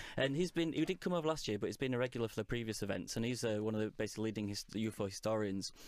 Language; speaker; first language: English; native; English